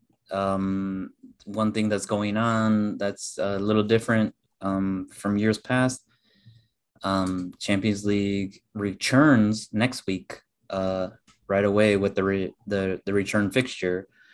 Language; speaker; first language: English; early bilingual, other home language; Spanish